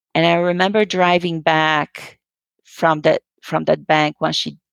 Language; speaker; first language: English; non-native, fluent; Polish